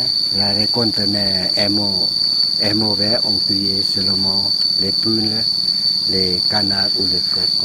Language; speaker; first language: French; non-native, fluent; Lao